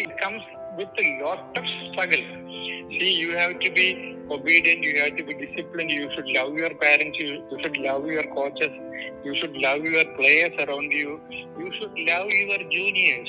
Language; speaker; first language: English; non-native, local second language; Malayalam